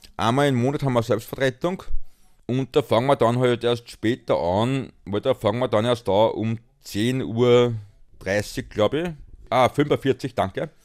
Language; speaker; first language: German; native; German